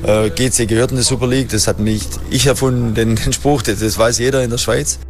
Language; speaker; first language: German; native; German